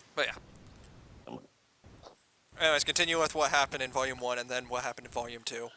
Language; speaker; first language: English; native; English